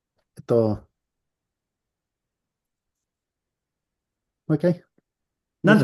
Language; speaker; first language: Japanese; non-native, learner; English